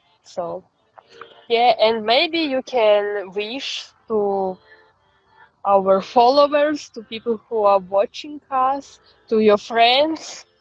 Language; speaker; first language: English; non-native, fluent; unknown